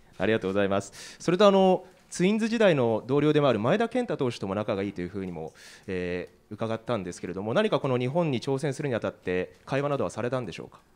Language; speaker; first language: Japanese; native; Japanese